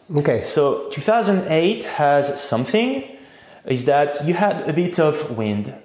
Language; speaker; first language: English; non-native, fluent; French